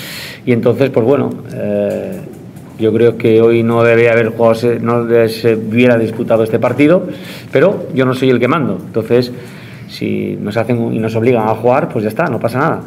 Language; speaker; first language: Spanish; native; Spanish